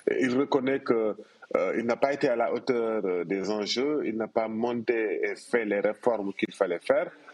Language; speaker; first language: French; non-native, local second language; Wolof